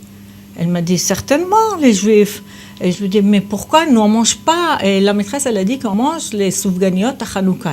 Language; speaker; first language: French; non-native, fluent; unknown